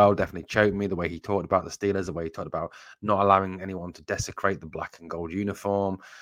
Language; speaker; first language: English; native; English